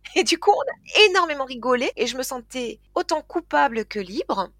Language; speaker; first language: French; native; French